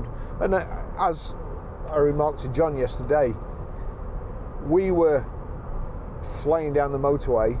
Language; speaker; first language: English; native; English